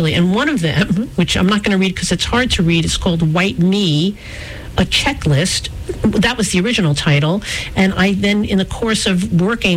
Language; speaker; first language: English; native; English